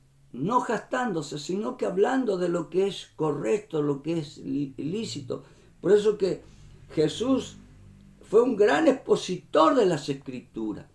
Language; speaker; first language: Spanish; native; Spanish